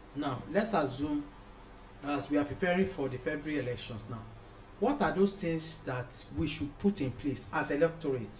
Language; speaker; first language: English; non-native, local second language; Yoruba